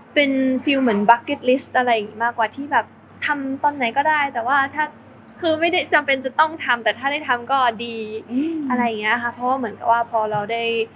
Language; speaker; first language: Thai; early bilingual, heritage; German